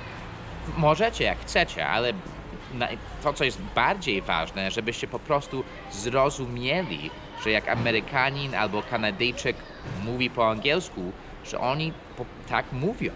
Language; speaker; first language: Polish; non-native, fluent; English